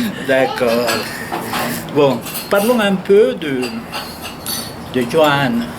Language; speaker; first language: French; non-native, fluent; Spanish